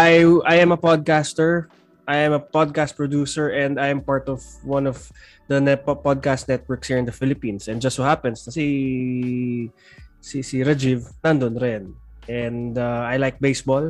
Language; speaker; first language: English; non-native, local second language; Filipino